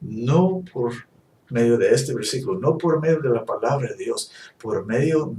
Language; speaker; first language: Spanish; non-native, fluent; English